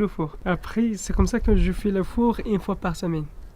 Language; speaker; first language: French; non-native, learner; Arabic